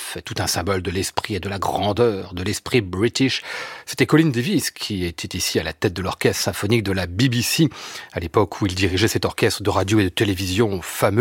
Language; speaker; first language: French; native; French